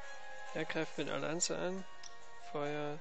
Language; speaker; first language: German; native; German